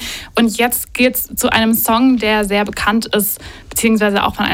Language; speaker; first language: German; native; German